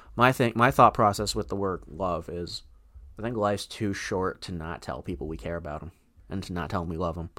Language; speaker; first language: English; native; English